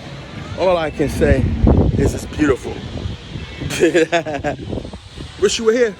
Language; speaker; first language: English; native; English